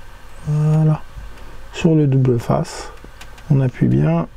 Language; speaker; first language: French; native; French